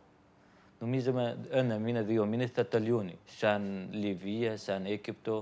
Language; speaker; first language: Greek; non-native, learner; Arabic